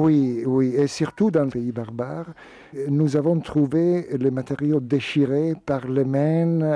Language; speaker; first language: French; non-native, fluent; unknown